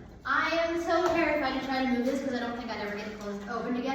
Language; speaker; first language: English; native; English